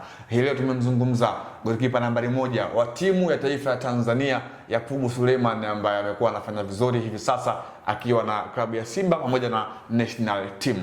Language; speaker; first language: Swahili; native; Swahili